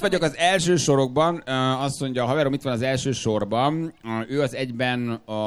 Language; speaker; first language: Hungarian; native; Hungarian